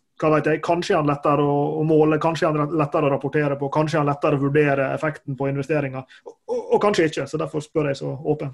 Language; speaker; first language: Norwegian; native; Norwegian